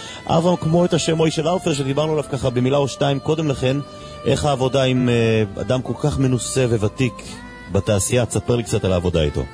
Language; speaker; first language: Hebrew; native; Hebrew